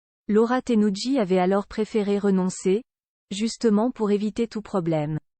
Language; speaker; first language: French; native; French